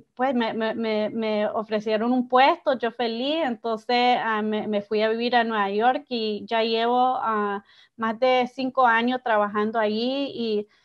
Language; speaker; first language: Spanish; early bilingual, heritage; Spanish